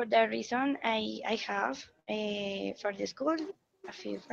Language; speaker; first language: English; non-native, learner; Spanish